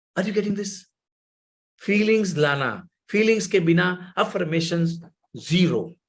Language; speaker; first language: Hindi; non-native, local second language; Gujarati